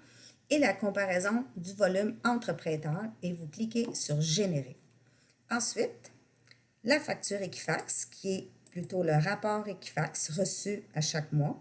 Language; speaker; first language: French; native; French